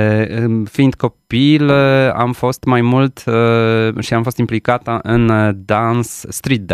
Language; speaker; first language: Romanian; non-native, fluent; Polish